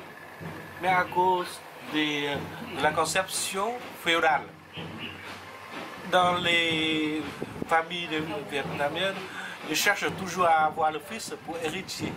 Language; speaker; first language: French; non-native, fluent; Vietnamese